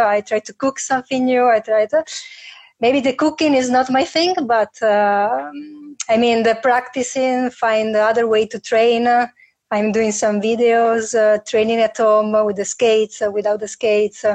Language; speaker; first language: English; non-native, fluent; Italian